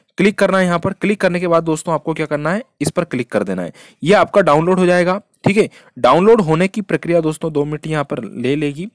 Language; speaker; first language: Hindi; native; Hindi